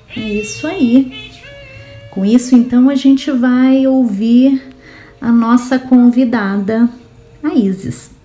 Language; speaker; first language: Portuguese; native; Portuguese